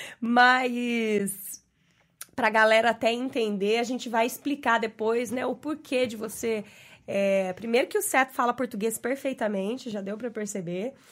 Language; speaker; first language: Portuguese; native; Portuguese